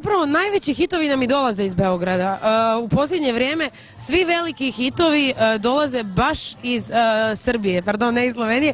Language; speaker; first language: Croatian; native; Croatian